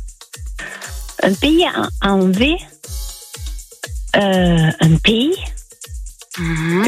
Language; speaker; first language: French; native; French